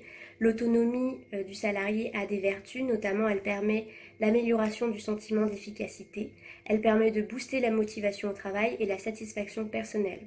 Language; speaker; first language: French; native; French